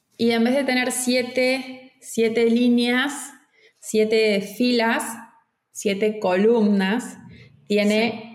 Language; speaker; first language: Spanish; native; Spanish